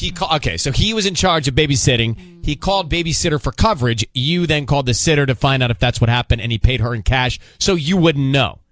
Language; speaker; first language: English; native; English